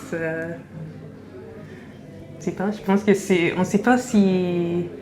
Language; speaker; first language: French; non-native, fluent; English